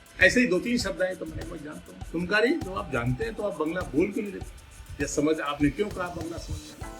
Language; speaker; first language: Hindi; native; Hindi